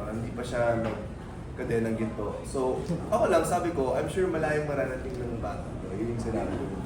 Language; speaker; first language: Filipino; native; Filipino